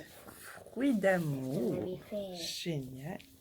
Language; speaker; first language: French; native; French